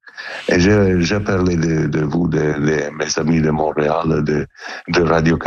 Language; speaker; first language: French; non-native, learner; Italian